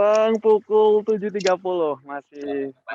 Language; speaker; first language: Indonesian; native; Indonesian